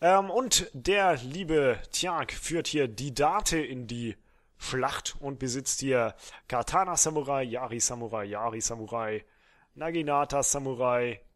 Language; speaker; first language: German; native; German